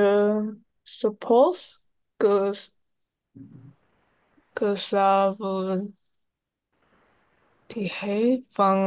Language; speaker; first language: French; non-native, learner; Chinese